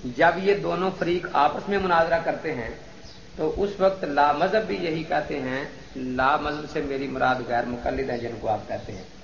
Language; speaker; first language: Urdu; non-native, local second language; Punjabi